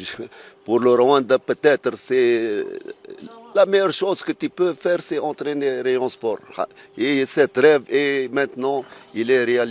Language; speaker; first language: French; non-native, fluent; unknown